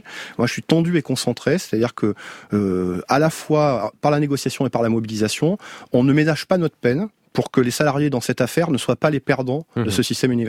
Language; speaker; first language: French; native; French